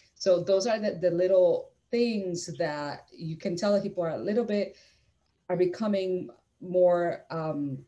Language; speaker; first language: English; non-native, fluent; Spanish